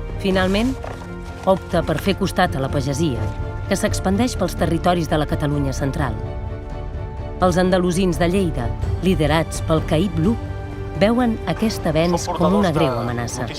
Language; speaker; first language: Catalan; native; Catalan